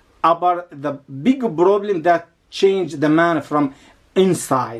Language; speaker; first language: English; non-native, learner; Arabic